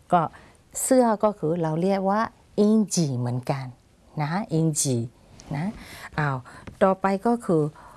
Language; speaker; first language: Thai; non-native, fluent; Burmese